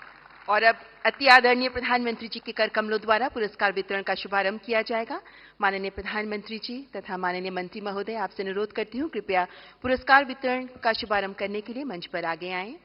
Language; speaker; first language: Hindi; native; Hindi